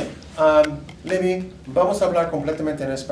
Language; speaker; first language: Spanish; non-native, fluent; English